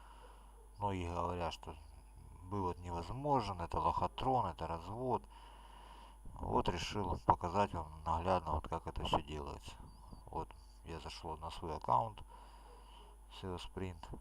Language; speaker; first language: Russian; native; Russian